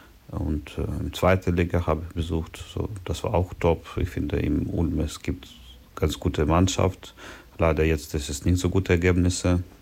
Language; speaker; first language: German; non-native, learner; Ukrainian